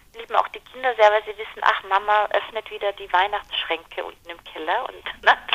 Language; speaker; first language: German; native; German